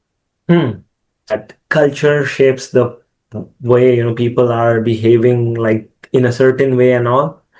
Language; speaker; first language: English; non-native, fluent; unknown